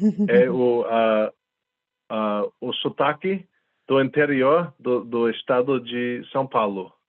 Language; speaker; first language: Portuguese; non-native, fluent; English